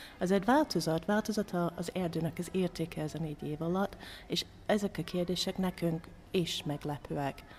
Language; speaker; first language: Hungarian; non-native, fluent; English